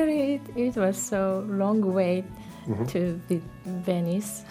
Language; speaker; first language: English; non-native, learner; Japanese